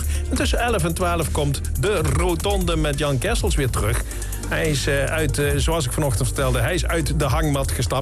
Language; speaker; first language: Dutch; native; Dutch